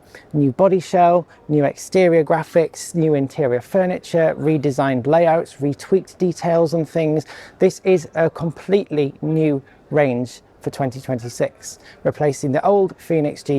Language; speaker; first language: English; native; English